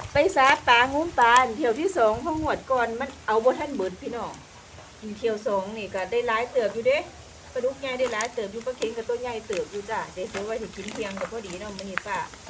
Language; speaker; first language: Thai; native; Thai